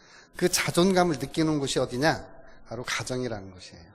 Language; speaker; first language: Korean; native; Korean